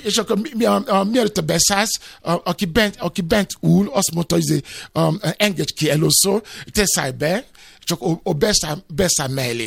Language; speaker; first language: Hungarian; non-native, fluent; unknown